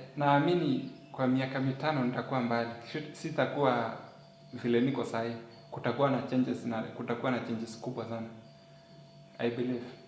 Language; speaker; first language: Swahili; non-native, local second language; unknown